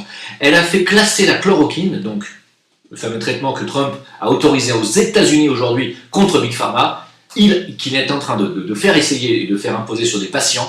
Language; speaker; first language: French; native; French